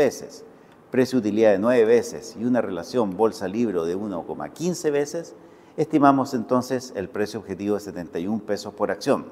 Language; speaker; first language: Spanish; native; Spanish